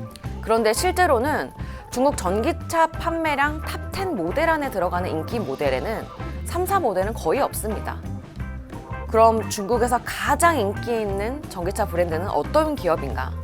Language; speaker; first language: Korean; native; Korean